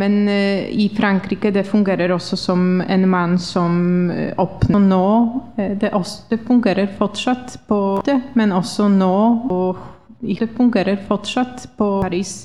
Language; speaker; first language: Norwegian; non-native, fluent; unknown